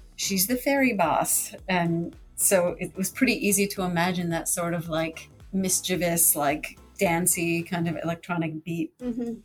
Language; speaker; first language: English; native; English